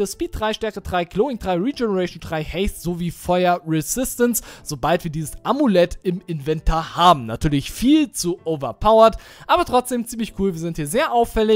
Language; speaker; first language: German; native; German